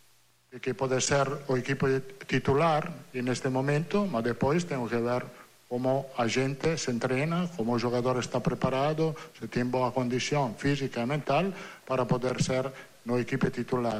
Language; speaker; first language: Portuguese; non-native, learner; Italian